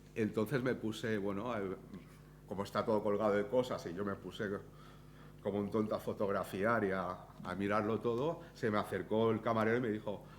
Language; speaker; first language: Spanish; native; Spanish